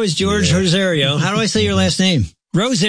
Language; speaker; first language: English; native; English